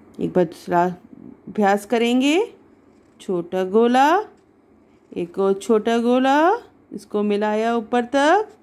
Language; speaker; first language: Hindi; native; Hindi